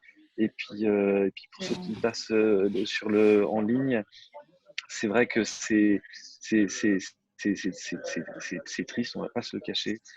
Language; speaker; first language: French; native; French